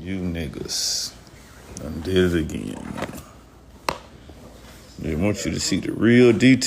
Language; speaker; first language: English; native; English